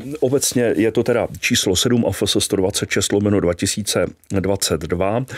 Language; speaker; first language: Czech; native; Czech